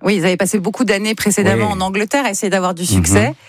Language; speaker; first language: French; native; French